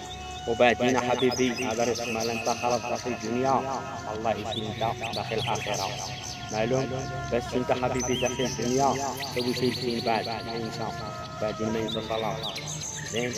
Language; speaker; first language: Arabic; non-native, learner; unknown